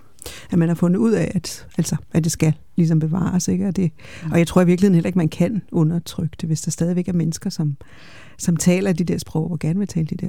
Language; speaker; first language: Danish; native; Danish